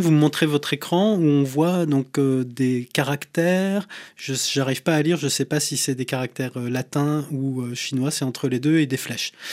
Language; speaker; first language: French; native; French